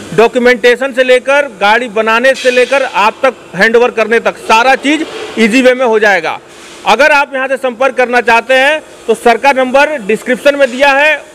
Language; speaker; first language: Hindi; native; Hindi